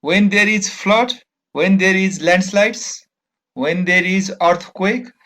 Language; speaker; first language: English; non-native, local second language; Nepali